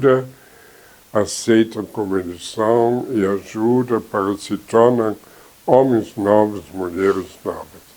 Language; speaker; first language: Portuguese; non-native, fluent; German